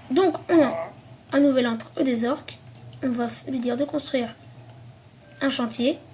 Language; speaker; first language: French; native; French